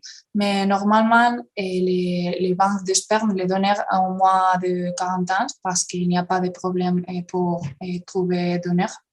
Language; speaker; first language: French; non-native, fluent; Spanish